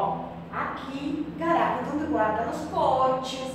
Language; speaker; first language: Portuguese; non-native, fluent; Spanish